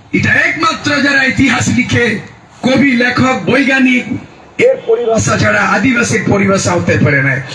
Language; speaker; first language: Bangla; non-native, local second language; Santali